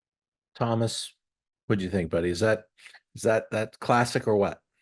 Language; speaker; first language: English; native; English